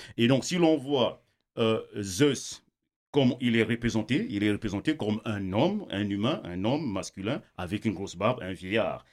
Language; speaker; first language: French; non-native, local second language; Kongo